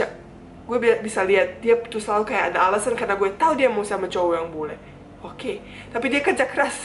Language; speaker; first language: Indonesian; non-native, fluent; Bosnian